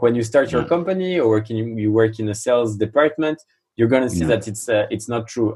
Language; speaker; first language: English; non-native, fluent; French